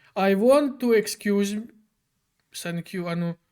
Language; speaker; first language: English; non-native, fluent; Ukrainian